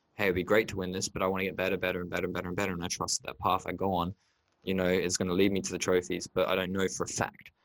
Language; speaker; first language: English; native; English